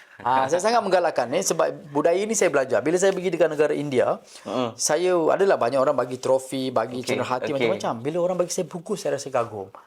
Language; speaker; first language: Malay; non-native, local second language; Tamil